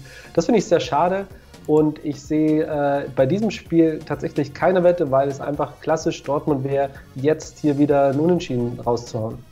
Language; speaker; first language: German; native; German